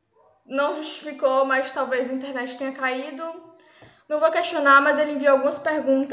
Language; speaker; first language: Portuguese; native; Portuguese